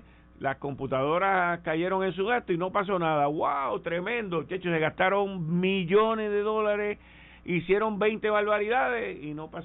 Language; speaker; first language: Spanish; native; Spanish